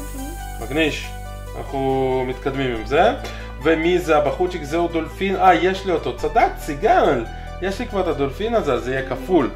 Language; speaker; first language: Hebrew; native; Hebrew